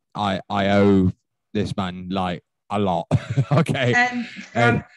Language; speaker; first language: English; native; English